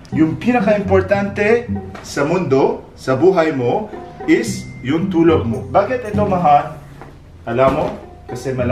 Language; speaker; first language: Filipino; non-native, learner; Arabic